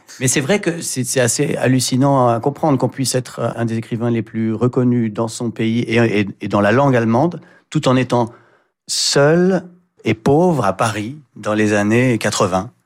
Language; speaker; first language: French; native; French